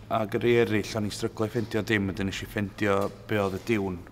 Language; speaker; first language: Welsh; native; Welsh